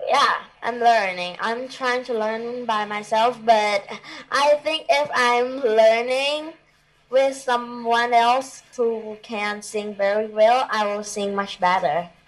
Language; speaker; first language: English; non-native, learner; Thai